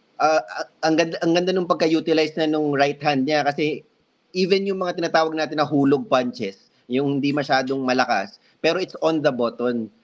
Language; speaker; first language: Filipino; native; Filipino